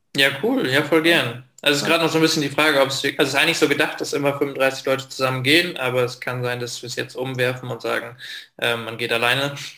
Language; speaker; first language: German; native; German